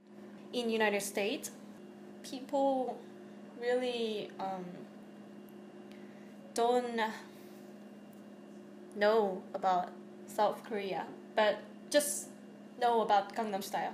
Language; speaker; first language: English; non-native, fluent; Korean